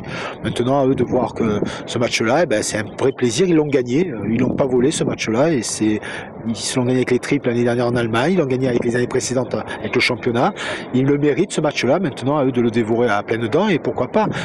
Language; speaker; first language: French; native; French